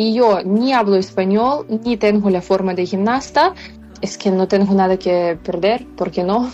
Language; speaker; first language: Spanish; non-native, fluent; Ukrainian